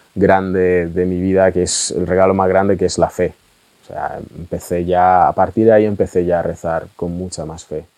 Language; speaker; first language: Spanish; early bilingual, other home language; Russian